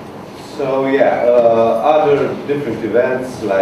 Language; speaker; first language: English; non-native, learner; Romanian